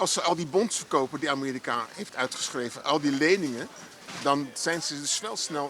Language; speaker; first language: Dutch; native; Dutch